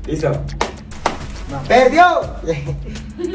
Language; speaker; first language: Spanish; native; Spanish